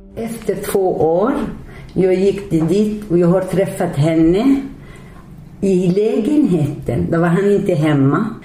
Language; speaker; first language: Swedish; non-native, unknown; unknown